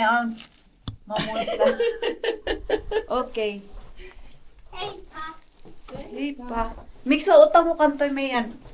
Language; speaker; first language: Finnish; non-native, learner; Filipino